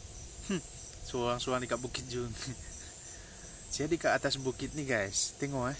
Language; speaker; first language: Malay; native; Malay